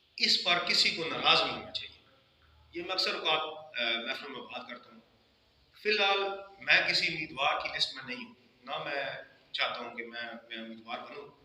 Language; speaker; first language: Urdu; non-native, local second language; Punjabi